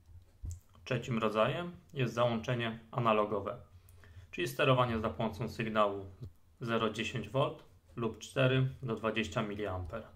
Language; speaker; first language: Polish; native; Polish